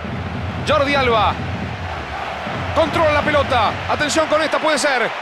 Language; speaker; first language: Spanish; native; Spanish